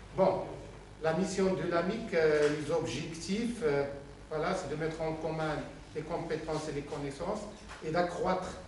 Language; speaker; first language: French; non-native, local second language; Arabic